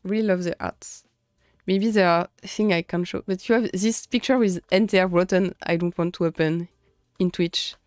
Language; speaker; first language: English; non-native, fluent; French